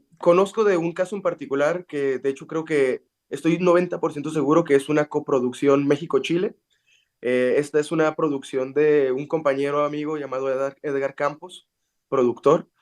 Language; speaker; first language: Spanish; early bilingual, heritage; Spanish